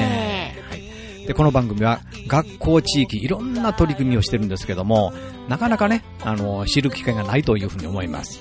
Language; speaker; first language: Japanese; native; Japanese